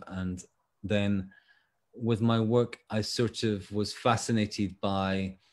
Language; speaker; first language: English; native; English